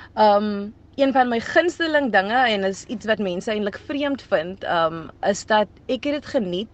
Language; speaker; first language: Afrikaans; native; Afrikaans